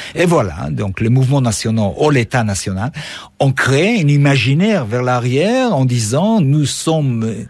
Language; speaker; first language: French; non-native, fluent; Hebrew